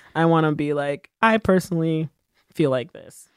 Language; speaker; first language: English; early bilingual, other home language; Haitian Creole